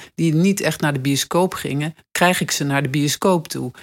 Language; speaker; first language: Dutch; native; Dutch